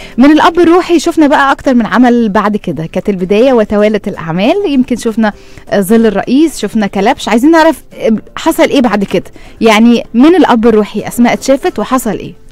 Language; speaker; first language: Arabic; native; Arabic